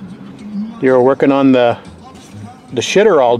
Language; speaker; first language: English; native; English